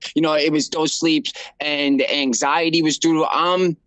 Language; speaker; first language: English; native; English